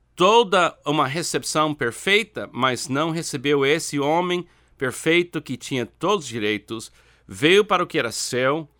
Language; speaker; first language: Portuguese; non-native, fluent; English